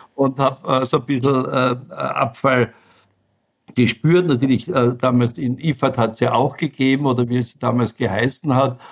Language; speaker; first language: German; native; German